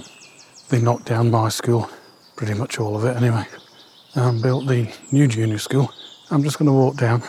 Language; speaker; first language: English; native; English